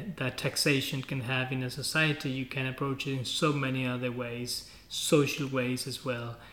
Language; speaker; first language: English; non-native, fluent; Spanish